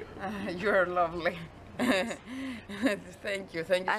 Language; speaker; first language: English; non-native, fluent; Greek